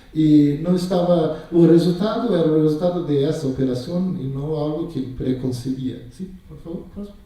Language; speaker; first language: Portuguese; native; Portuguese